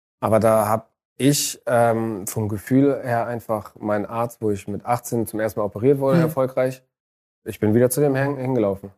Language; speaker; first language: German; early bilingual, other home language; Arabic